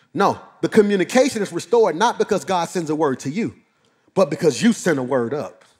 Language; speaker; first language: English; native; English